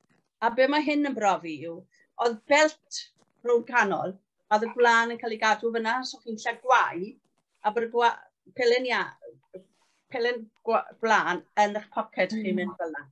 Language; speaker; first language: Welsh; native; Welsh